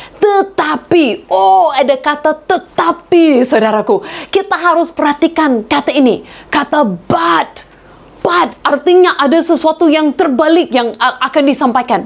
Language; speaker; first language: Indonesian; non-native, fluent; English